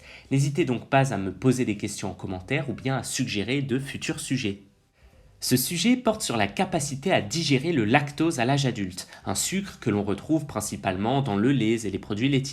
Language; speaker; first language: French; native; French